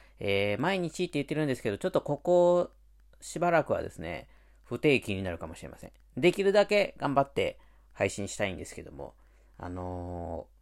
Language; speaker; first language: Japanese; native; Japanese